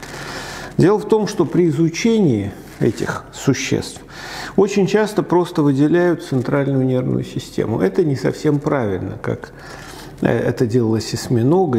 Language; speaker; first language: Russian; native; Russian